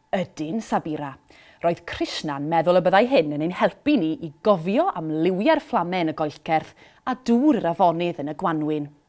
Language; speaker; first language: Welsh; native; Welsh